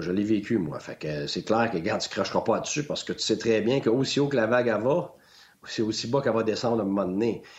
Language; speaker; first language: French; native; French